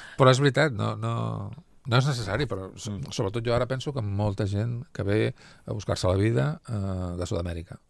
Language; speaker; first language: Catalan; native; Catalan